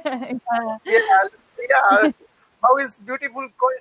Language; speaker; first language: English; non-native, learner; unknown